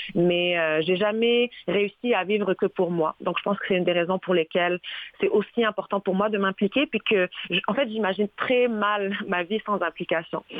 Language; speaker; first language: French; early bilingual, other home language; Arabic